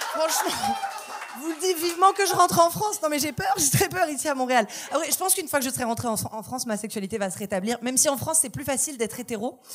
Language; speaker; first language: French; native; French